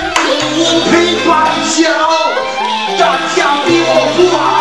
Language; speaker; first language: Chinese; non-native, learner; English